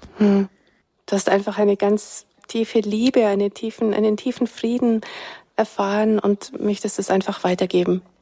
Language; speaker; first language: German; native; German